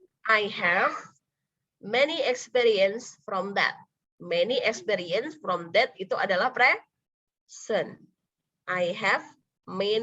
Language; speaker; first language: English; non-native, local second language; Indonesian